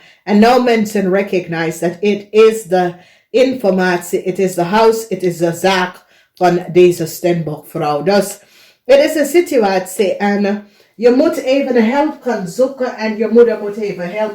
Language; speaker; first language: Dutch; non-native, learner; English